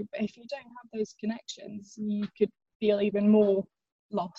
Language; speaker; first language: English; native; English